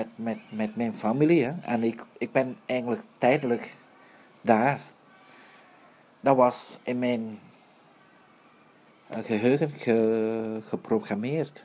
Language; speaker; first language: Dutch; early bilingual, other home language; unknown